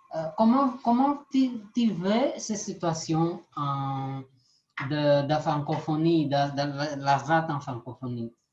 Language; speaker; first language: French; non-native, learner; Portuguese